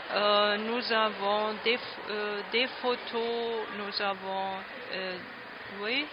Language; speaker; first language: French; non-native, fluent; German